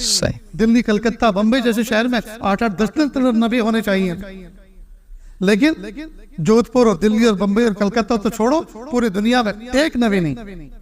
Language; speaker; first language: Urdu; native; Urdu